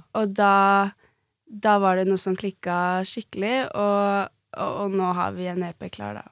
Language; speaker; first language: Norwegian; native; Norwegian